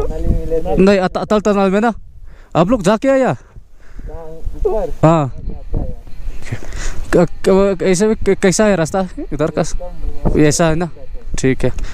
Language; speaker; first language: Hindi; non-native, local second language; Mizo